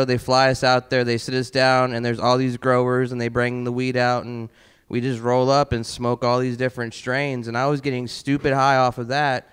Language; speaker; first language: English; native; English